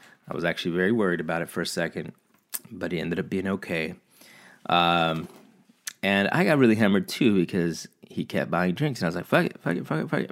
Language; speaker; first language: English; early bilingual, other home language; Spanish